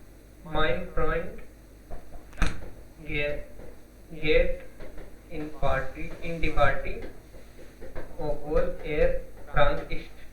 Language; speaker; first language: German; non-native, learner; Hindi